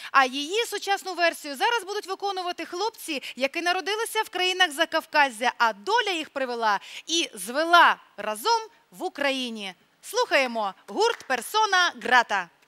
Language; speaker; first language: Ukrainian; native; Ukrainian